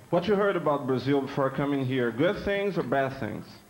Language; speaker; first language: English; non-native, fluent; Portuguese